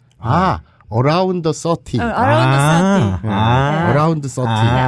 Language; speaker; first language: Japanese; non-native, fluent; Korean